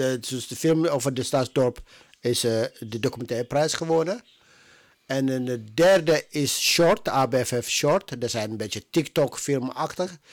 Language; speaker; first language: Dutch; non-native, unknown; Amharic